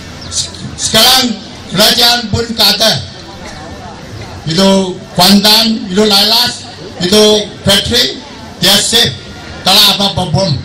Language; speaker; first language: Indonesian; non-native, local second language; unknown